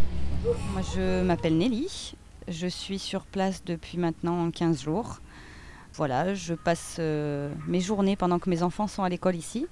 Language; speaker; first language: French; native; French